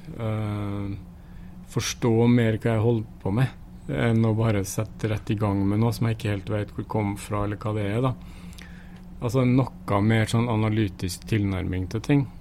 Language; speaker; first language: Norwegian; native; Norwegian